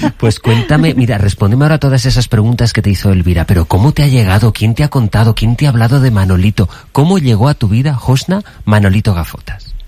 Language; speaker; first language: Spanish; native; Spanish